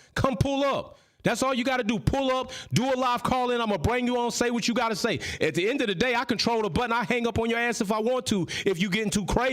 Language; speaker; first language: English; native; English